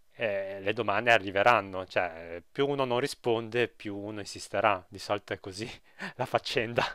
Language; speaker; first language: Italian; early bilingual, other home language; Chinese